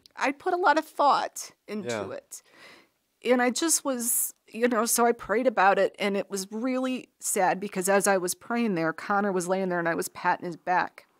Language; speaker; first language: English; native; English